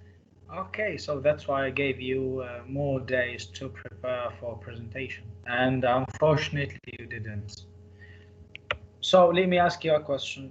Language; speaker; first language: English; non-native, fluent; Arabic